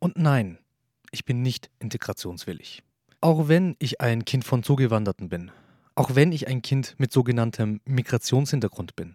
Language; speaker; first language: German; early bilingual, other home language; Turkish